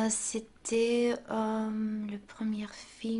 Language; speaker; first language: French; non-native, local second language; Dutch